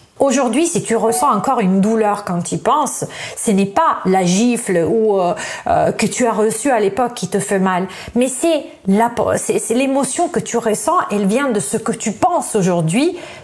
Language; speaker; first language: French; non-native, fluent; Italian